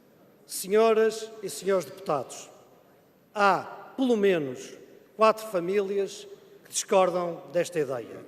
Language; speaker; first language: Portuguese; native; Portuguese